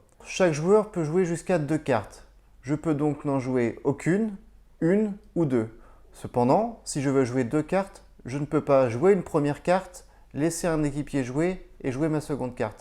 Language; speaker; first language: French; native; French